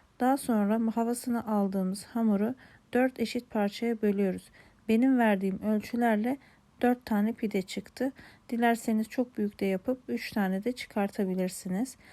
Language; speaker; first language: Turkish; native; Turkish